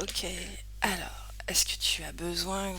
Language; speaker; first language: French; native; French